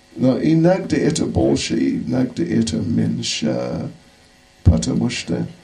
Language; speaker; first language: Russian; non-native, learner; English